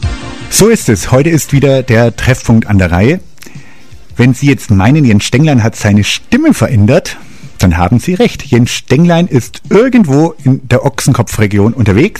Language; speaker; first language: German; native; German